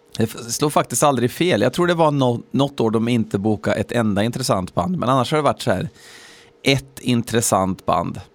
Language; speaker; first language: Swedish; native; Swedish